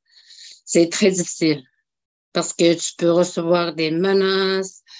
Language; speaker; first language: French; non-native, local second language; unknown